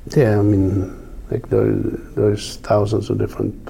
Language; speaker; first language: English; non-native, fluent; Swedish